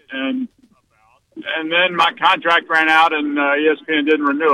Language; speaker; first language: English; native; English